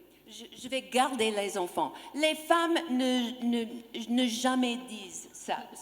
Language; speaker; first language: French; non-native, learner; English